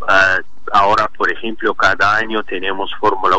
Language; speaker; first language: Spanish; non-native, learner; Azerbaijani